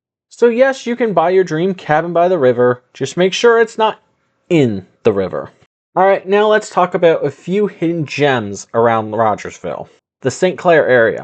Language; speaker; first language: English; native; English